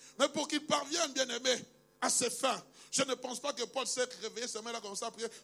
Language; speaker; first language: French; non-native, local second language; Luba-Lulua